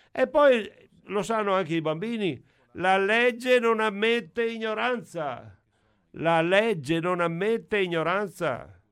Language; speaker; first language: Italian; native; Italian